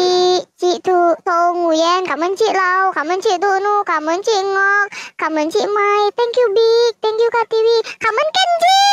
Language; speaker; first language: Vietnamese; non-native, learner; Indonesian